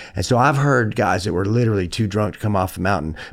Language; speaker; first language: English; native; English